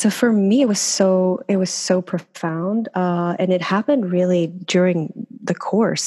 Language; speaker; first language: English; non-native, fluent; Swedish